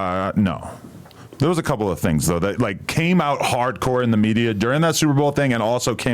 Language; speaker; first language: English; native; English